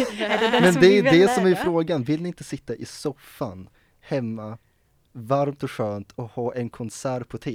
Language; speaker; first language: Swedish; native; Swedish